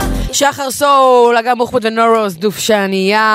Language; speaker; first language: Hebrew; native; Hebrew